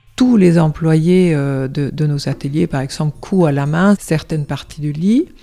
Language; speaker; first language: French; non-native, fluent; Swedish